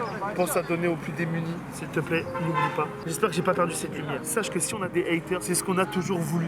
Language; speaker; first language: French; native; French